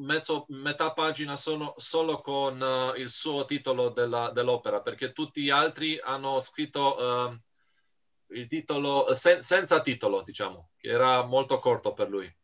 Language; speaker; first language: Italian; non-native, fluent; Romanian